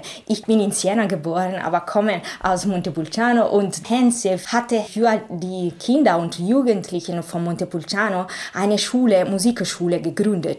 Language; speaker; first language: German; non-native, fluent; Italian